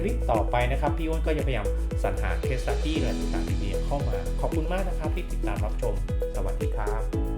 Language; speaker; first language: Thai; native; Thai